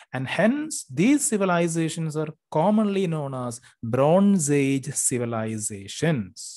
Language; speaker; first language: English; non-native, local second language; Malayalam